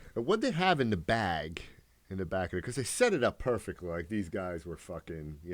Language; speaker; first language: English; native; English